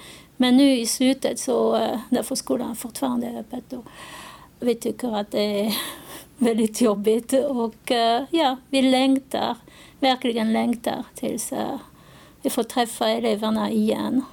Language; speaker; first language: Swedish; non-native, fluent; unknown